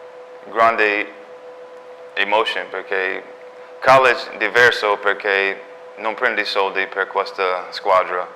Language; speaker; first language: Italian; non-native, learner; English